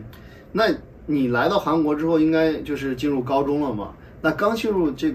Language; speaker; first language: Chinese; native; Chinese